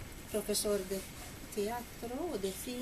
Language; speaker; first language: Spanish; non-native, fluent; Swedish